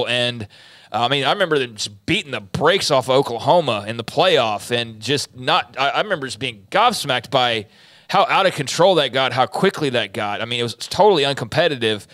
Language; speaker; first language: English; native; English